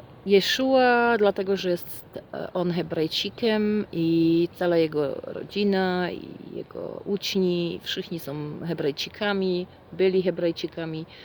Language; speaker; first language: Polish; non-native, fluent; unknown